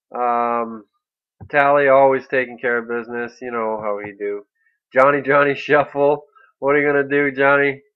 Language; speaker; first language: English; native; English